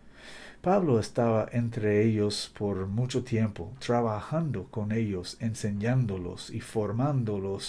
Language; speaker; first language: Spanish; non-native, fluent; English